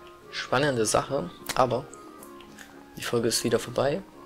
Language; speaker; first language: German; native; German